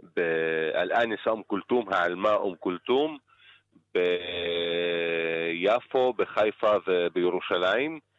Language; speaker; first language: Hebrew; non-native, local second language; Arabic